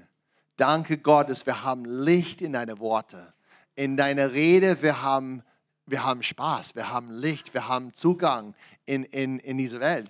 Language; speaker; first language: German; non-native, learner; English